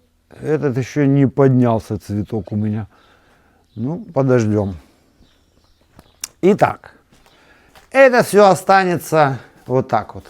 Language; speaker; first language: Russian; native; Russian